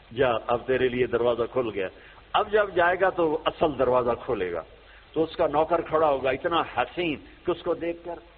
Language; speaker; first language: Urdu; native; Urdu